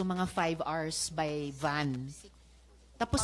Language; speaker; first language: Filipino; native; Filipino